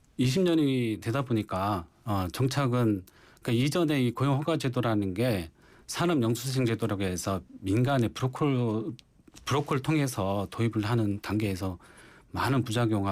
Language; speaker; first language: Korean; native; Korean